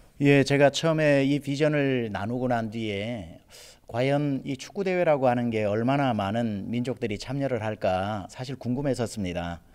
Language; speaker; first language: Korean; native; Korean